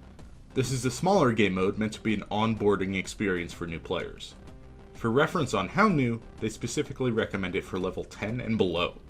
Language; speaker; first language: English; native; English